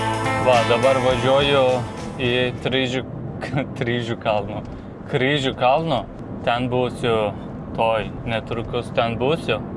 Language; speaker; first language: Lithuanian; non-native, learner; Turkish